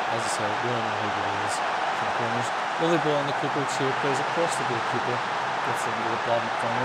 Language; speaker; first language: English; native; English